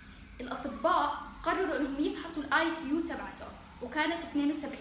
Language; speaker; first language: Arabic; native; Arabic